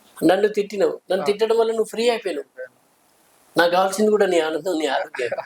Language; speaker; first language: Telugu; native; Telugu